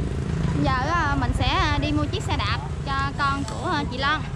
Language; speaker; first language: Vietnamese; native; Vietnamese